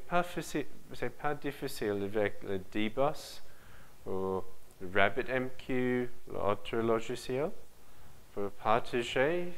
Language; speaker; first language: French; non-native, learner; English